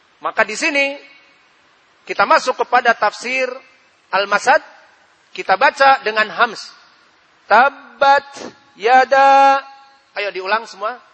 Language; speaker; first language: Indonesian; native; Indonesian